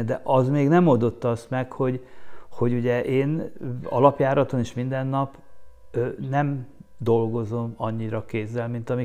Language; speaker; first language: Hungarian; native; Hungarian